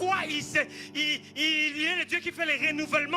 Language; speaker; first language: French; native; French